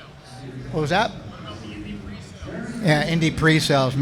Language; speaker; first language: English; native; English